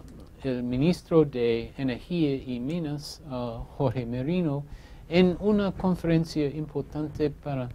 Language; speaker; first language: Spanish; non-native, fluent; English